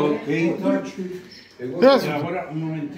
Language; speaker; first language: Portuguese; non-native, learner; Spanish